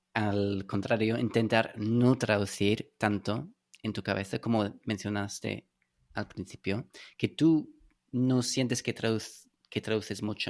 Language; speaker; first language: Spanish; non-native, fluent; English